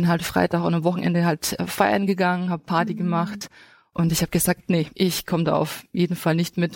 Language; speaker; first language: German; native; German